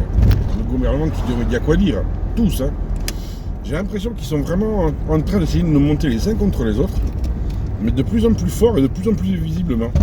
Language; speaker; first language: French; native; French